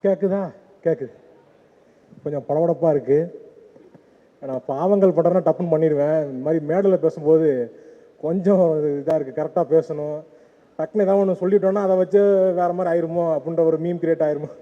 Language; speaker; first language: Tamil; native; Tamil